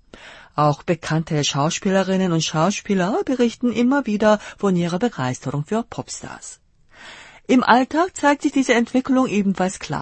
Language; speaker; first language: German; non-native, fluent; Korean